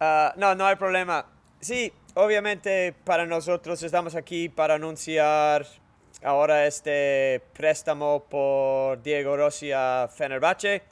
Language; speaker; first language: Spanish; non-native, fluent; English